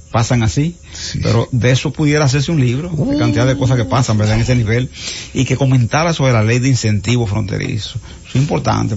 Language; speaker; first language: Spanish; native; Spanish